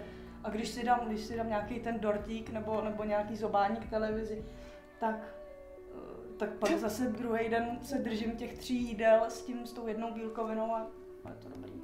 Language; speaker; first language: Czech; native; Czech